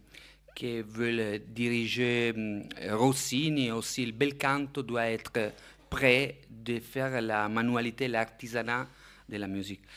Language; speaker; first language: French; non-native, fluent; Italian